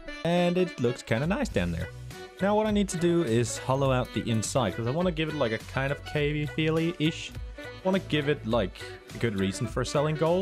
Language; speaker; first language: English; native; English